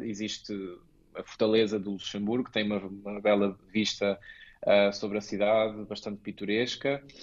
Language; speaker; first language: Portuguese; native; Portuguese